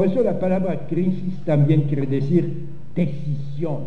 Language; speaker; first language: Spanish; non-native, fluent; French